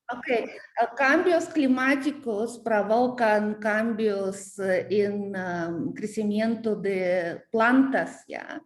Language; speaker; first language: Spanish; non-native, learner; Russian